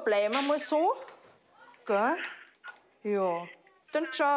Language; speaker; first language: German; native; German